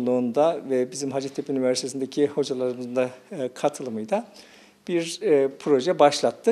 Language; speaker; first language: Turkish; native; Turkish